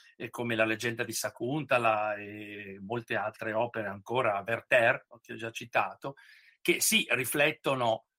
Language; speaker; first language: Italian; native; Italian